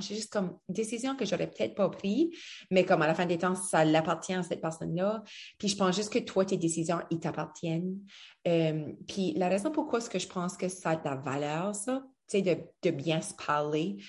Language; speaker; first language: French; native; French